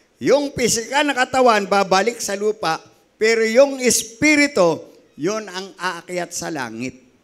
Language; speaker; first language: Filipino; native; Filipino